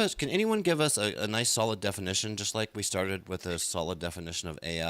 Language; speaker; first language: English; native; English